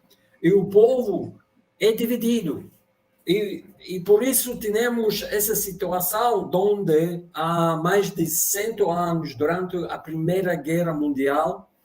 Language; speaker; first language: Portuguese; non-native, fluent; Russian